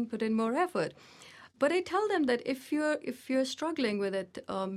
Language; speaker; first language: English; non-native, local second language; Hindi